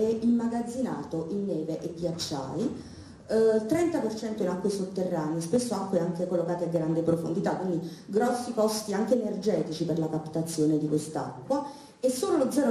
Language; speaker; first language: Italian; native; Italian